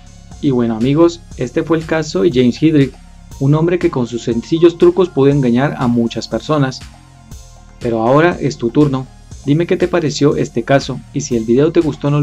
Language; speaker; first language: Spanish; native; Spanish